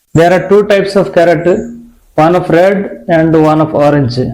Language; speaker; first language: English; non-native, local second language; Tamil